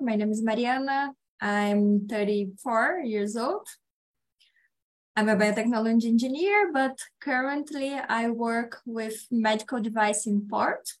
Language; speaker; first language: English; non-native, learner; Portuguese